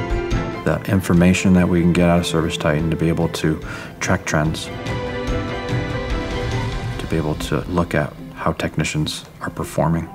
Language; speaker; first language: English; native; English